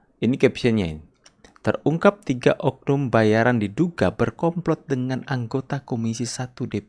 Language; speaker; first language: Indonesian; native; Indonesian